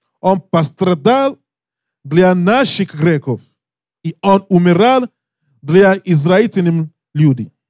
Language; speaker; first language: Russian; non-native, learner; English